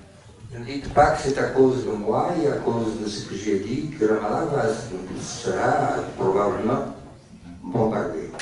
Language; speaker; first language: French; non-native, fluent; Portuguese